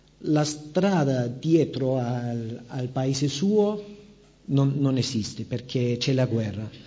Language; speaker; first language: Italian; non-native, fluent; Spanish